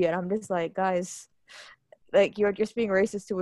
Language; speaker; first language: English; native; English